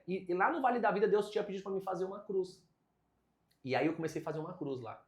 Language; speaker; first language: Portuguese; native; Portuguese